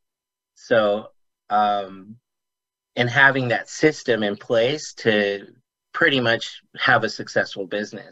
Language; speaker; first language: English; native; English